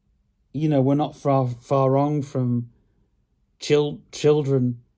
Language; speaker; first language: English; native; English